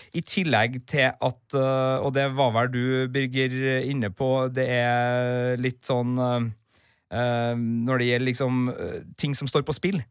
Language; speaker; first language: Norwegian; native; Norwegian